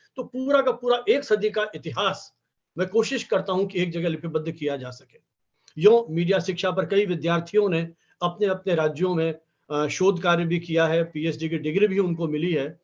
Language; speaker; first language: Hindi; native; Hindi